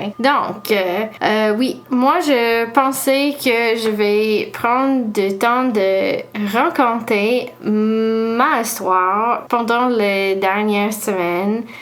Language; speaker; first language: French; non-native, learner; English